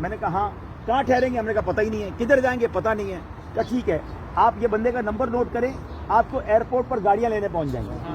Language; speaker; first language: Urdu; native; Urdu